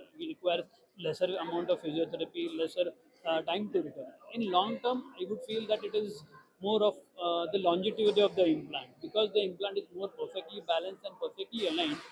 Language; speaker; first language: English; non-native, local second language; Marathi